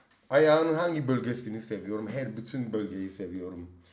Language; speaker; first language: Turkish; native; Turkish